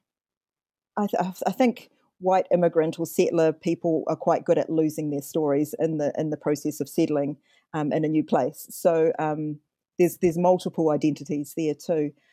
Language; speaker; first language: English; native; English